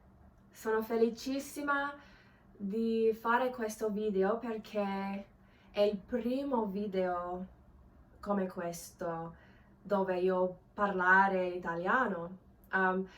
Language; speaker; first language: Italian; non-native, learner; English